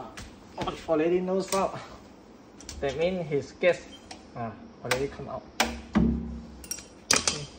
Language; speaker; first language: English; non-native, local second language; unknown